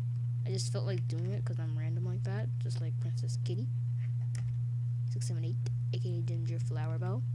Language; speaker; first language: English; native; English